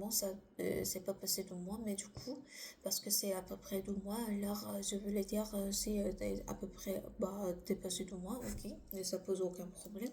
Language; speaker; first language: French; non-native, learner; Korean